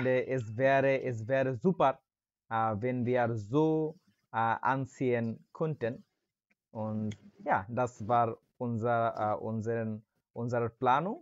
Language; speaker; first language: German; non-native, learner; Bangla